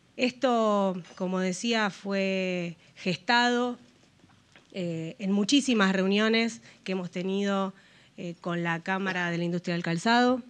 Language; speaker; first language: Spanish; native; Spanish